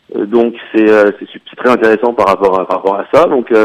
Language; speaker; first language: French; native; French